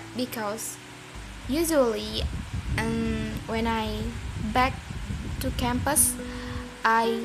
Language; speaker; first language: English; non-native, learner; Indonesian